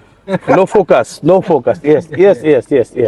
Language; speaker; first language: English; non-native, learner; Bangla